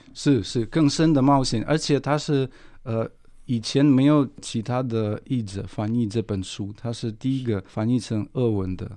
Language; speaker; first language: Chinese; non-native, fluent; Russian